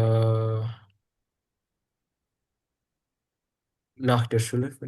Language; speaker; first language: German; non-native, learner; Indonesian